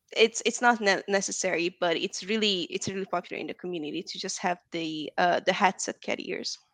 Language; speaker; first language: English; non-native, fluent; Hungarian